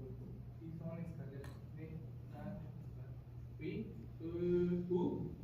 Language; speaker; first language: French; non-native, fluent; Spanish